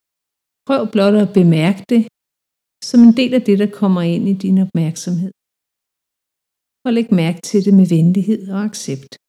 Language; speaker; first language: Danish; native; Danish